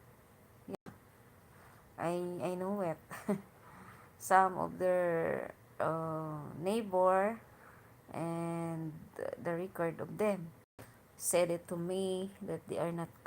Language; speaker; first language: English; non-native, learner; Hiligaynon